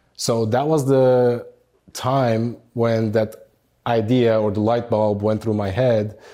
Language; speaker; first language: English; non-native, fluent; Arabic